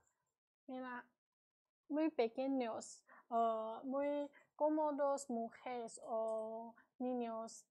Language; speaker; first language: Spanish; non-native, learner; Chinese